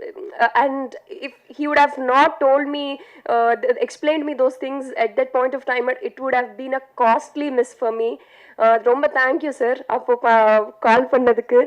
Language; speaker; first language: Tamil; non-native, learner; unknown